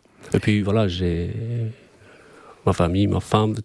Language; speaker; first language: French; non-native, fluent; Albanian